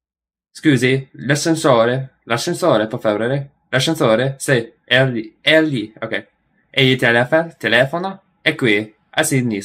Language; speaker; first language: Italian; non-native, learner; English